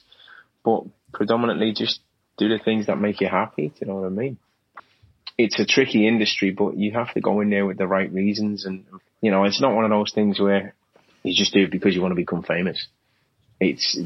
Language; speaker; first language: English; native; English